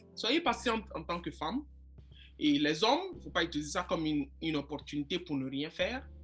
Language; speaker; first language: French; non-native, fluent; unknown